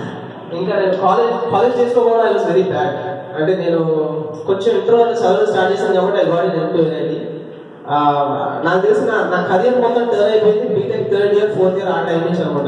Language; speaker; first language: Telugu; native; Telugu